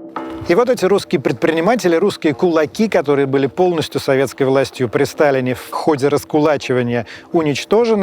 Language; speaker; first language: Russian; native; Russian